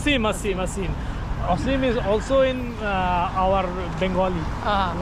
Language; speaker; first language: English; non-native, local second language; Bangla